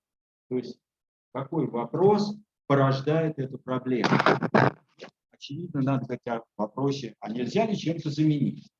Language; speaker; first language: Russian; native; Russian